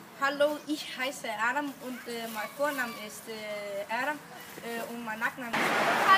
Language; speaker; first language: German; non-native, learner; Danish